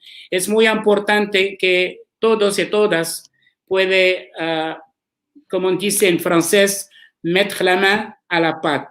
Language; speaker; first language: Spanish; non-native, learner; Arabic